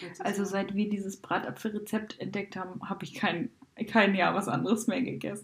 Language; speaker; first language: German; native; German